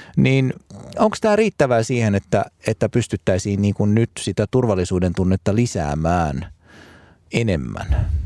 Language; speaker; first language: Finnish; early bilingual, other home language; Arabic